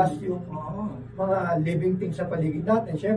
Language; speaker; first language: Filipino; native; Filipino